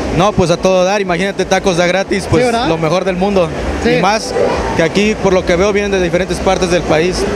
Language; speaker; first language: Spanish; native; Spanish